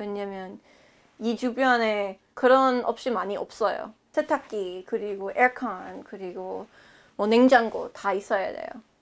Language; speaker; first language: Korean; non-native, fluent; English